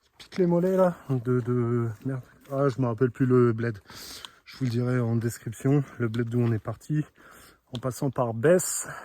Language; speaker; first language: French; native; French